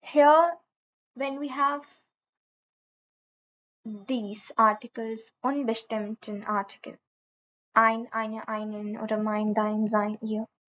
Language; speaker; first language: German; non-native, learner; Hindi